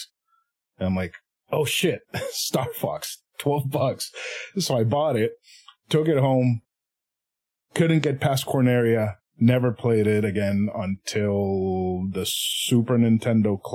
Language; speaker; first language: English; non-native, fluent; Spanish